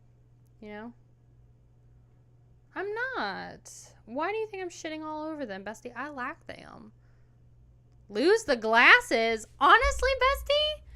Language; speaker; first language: English; native; English